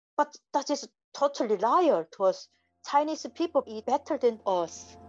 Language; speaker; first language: English; non-native, learner; Korean